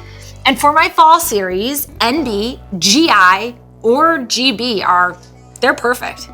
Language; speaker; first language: English; native; English